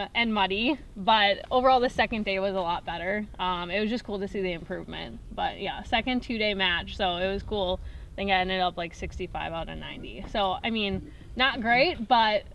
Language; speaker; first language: English; native; English